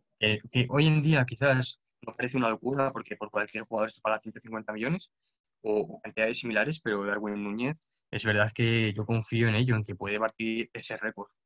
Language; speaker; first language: Spanish; native; Spanish